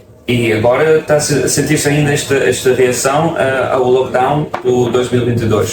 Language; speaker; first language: Portuguese; non-native, fluent; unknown